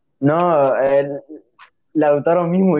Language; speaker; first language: Spanish; native; Spanish